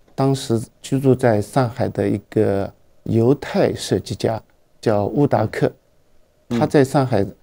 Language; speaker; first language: Chinese; native; Chinese